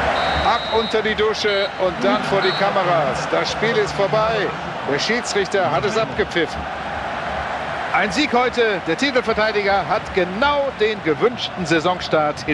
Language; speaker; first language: German; native; German